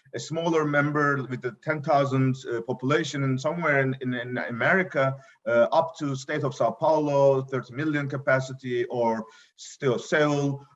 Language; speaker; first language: English; non-native, fluent; Turkish